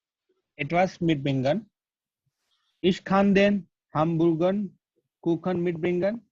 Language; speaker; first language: German; non-native, learner; Gujarati